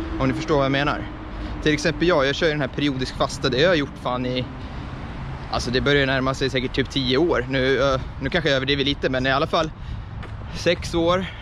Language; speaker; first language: Swedish; early bilingual, other home language; Estonian